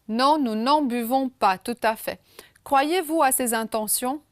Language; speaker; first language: French; non-native, fluent; Romanian